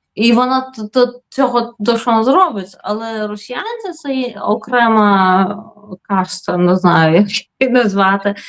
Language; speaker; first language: Ukrainian; non-native, fluent; Lithuanian